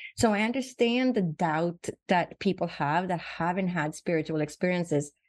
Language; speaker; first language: English; non-native, fluent; Swedish